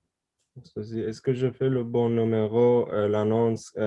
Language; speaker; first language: French; non-native, learner; Persian